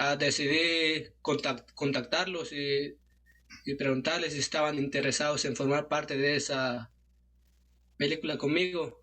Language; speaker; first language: Spanish; non-native, local second language; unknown